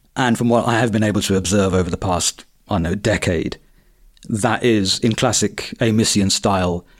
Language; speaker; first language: English; native; English